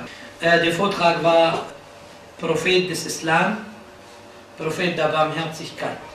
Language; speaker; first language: German; non-native, fluent; Arabic